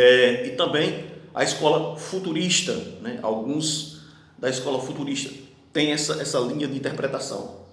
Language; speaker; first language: Portuguese; native; Portuguese